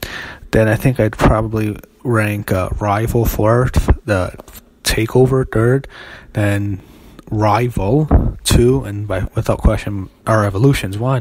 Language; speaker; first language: English; native; English